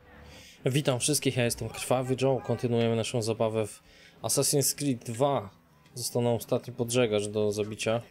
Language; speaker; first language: Polish; native; Polish